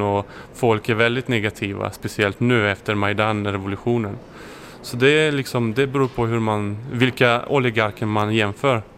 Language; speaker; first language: Swedish; non-native, fluent; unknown